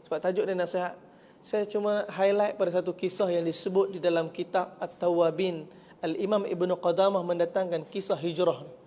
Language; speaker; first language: Malay; native; Malay